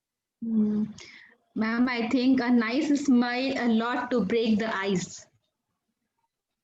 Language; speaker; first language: English; non-native, learner; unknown